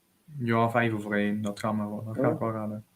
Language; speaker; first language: Dutch; native; Dutch